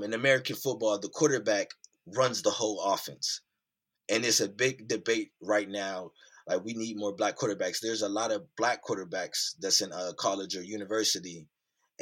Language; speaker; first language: English; native; English